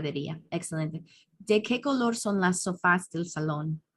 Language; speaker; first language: Spanish; non-native, fluent; English